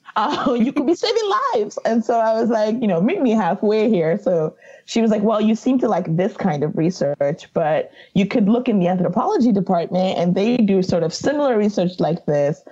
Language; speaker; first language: English; non-native, local second language; Yoruba